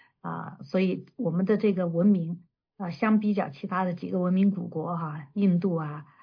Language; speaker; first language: Chinese; native; Chinese